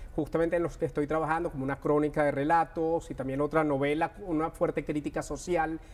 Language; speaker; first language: Spanish; native; Spanish